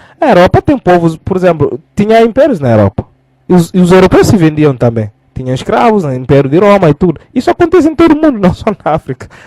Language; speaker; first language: Portuguese; non-native, local second language; Fula